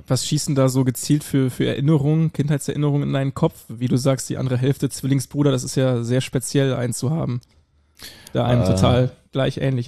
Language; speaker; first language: German; native; German